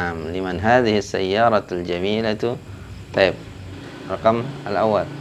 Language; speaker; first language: Arabic; non-native, fluent; Indonesian